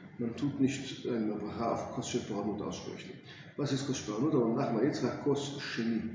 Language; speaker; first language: German; non-native, fluent; English